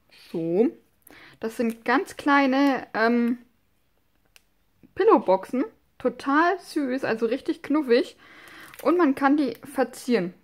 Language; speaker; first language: German; non-native, fluent; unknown